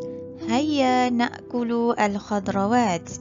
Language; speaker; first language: Arabic; non-native, fluent; Malay